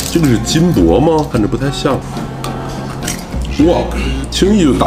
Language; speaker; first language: Chinese; native; Chinese